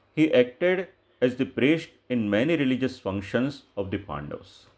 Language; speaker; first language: English; non-native, local second language; Gujarati